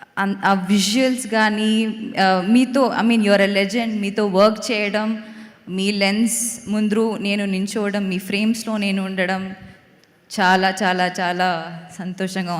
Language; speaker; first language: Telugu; non-native, local second language; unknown